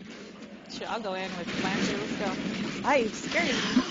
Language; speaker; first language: English; native; English